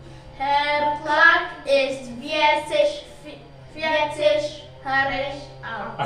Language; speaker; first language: German; non-native, learner; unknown